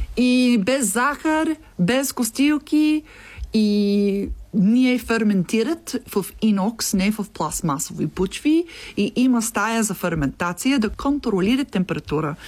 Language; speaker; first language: Bulgarian; non-native, learner; English